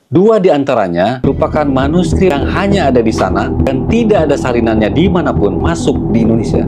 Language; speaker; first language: Indonesian; native; Indonesian